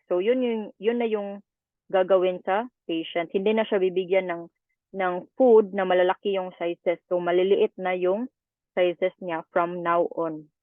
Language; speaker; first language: Filipino; native; Filipino